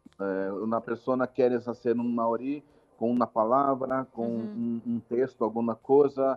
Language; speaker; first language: Spanish; non-native, learner; Portuguese